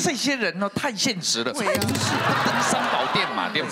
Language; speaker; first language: Chinese; native; Chinese